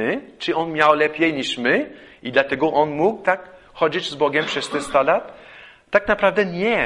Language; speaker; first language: Polish; non-native, fluent; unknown